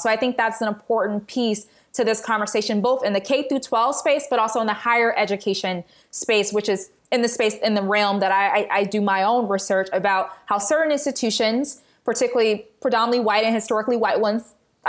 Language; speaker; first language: English; native; English